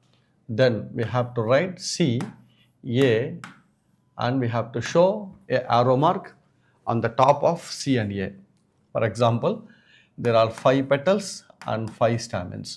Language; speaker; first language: English; non-native, local second language; Telugu